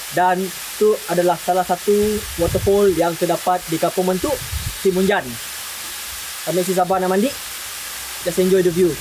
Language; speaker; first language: Malay; native; Malay